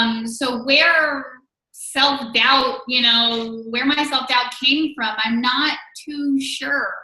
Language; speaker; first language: English; native; English